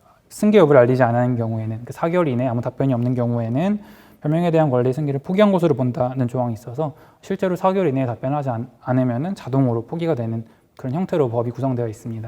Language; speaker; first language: Korean; native; Korean